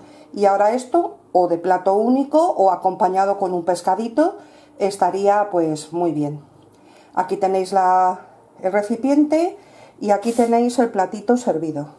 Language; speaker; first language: Spanish; native; Spanish